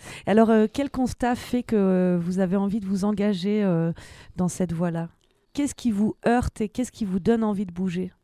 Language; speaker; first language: French; native; French